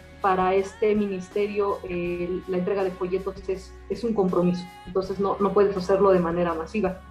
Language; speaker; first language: Spanish; native; Spanish